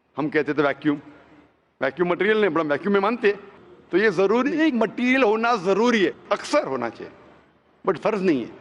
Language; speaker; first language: Hindi; non-native, local second language; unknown